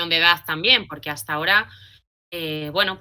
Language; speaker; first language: Spanish; native; Spanish